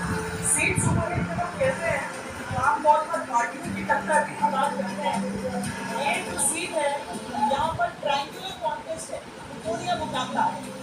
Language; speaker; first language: Hindi; native; Hindi